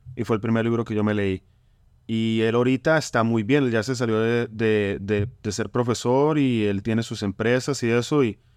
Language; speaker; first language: Spanish; native; Spanish